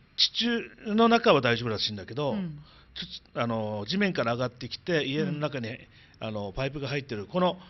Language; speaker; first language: Japanese; native; Japanese